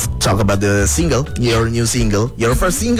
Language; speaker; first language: English; non-native, learner; Indonesian